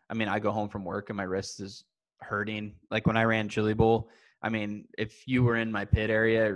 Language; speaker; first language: English; native; English